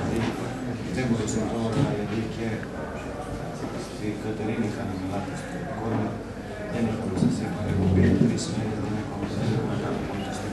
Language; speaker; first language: Greek; non-native, fluent; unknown